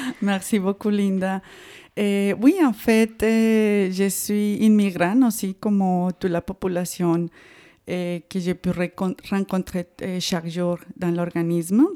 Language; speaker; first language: French; non-native, fluent; Spanish